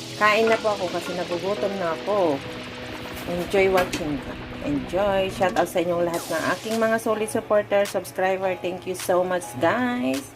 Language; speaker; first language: Filipino; non-native, local second language; Iloko